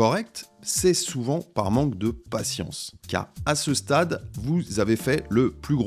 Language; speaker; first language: French; native; French